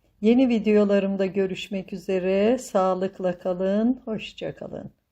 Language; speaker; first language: Turkish; native; Turkish